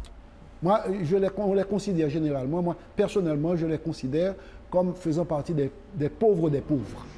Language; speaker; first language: French; non-native, local second language; Haitian Creole